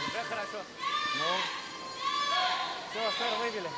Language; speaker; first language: Russian; native; Russian